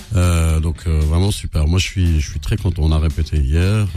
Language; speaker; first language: French; non-native, local second language; Arabic